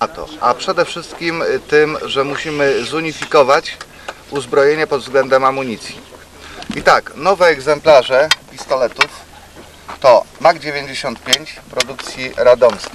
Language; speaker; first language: Polish; native; Polish